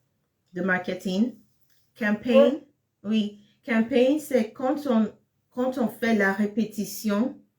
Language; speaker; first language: French; non-native, fluent; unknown